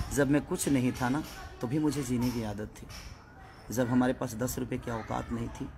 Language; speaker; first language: Hindi; native; Hindi